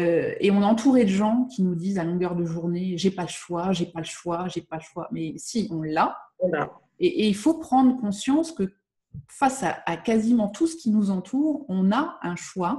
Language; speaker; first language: French; native; French